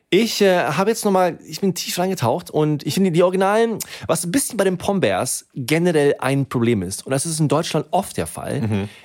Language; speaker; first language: German; native; German